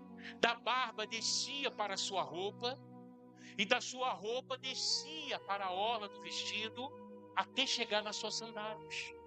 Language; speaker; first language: Portuguese; native; Portuguese